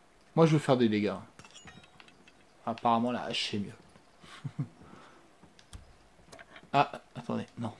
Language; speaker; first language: French; native; French